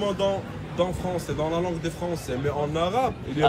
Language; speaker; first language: French; non-native, learner; Arabic